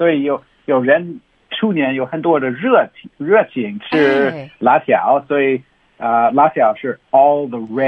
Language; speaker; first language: Chinese; non-native, learner; English